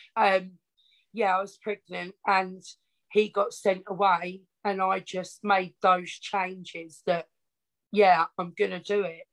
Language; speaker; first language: English; native; English